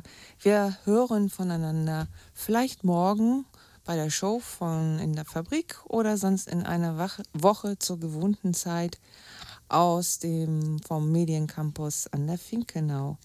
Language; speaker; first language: German; native; German